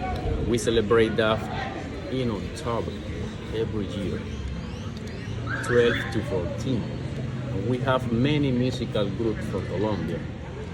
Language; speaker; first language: English; non-native, fluent; Spanish